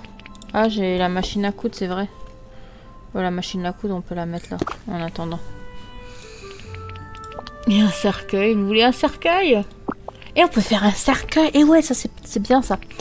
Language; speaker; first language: French; native; French